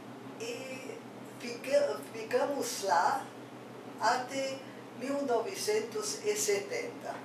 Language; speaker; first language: Portuguese; non-native, fluent; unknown